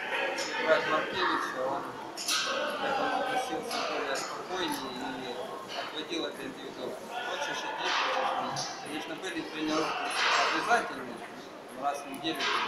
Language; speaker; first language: Russian; native; Russian